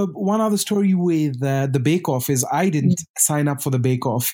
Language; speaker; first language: English; non-native, local second language; Tamil